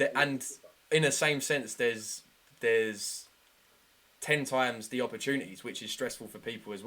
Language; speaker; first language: English; native; English